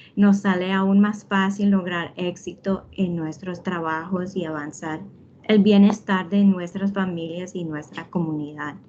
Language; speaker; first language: Spanish; early bilingual, heritage; Spanish